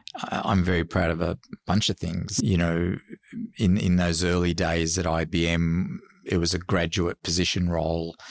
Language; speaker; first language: English; early bilingual, other home language; Arabic